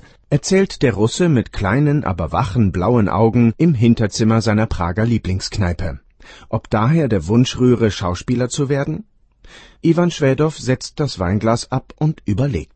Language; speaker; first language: German; native; German